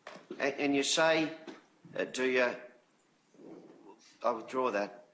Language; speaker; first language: English; native; English